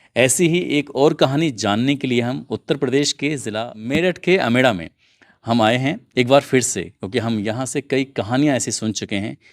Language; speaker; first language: Hindi; native; Hindi